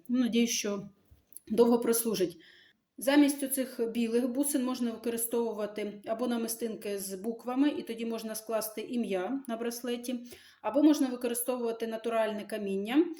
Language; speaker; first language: Ukrainian; non-native, local second language; Russian